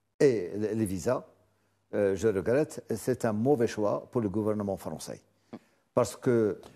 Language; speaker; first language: French; non-native, local second language; Arabic